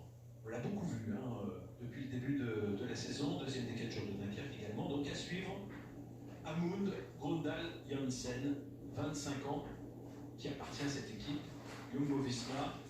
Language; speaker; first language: French; native; French